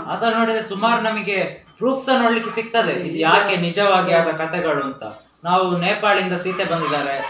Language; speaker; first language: Kannada; native; Kannada